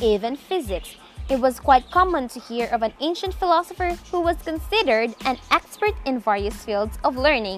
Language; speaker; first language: English; non-native, local second language; Cebuano